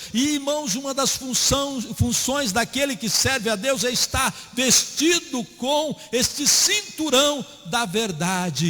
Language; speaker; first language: Portuguese; native; Portuguese